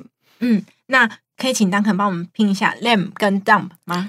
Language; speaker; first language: Chinese; native; Chinese